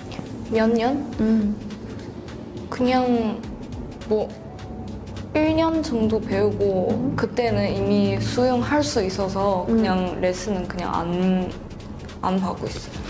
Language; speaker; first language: Korean; non-native, learner; Chinese